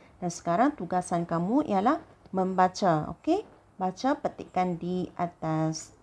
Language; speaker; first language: Malay; non-native, local second language; Chinese